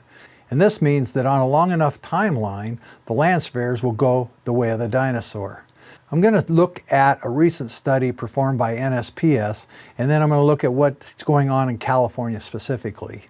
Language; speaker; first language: English; native; English